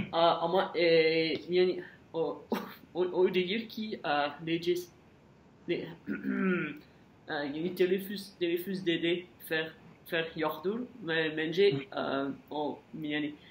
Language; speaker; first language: Azerbaijani; non-native, learner; French